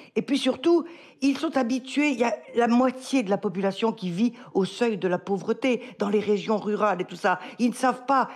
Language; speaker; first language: French; native; French